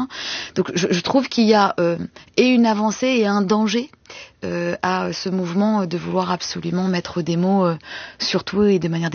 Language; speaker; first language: French; native; French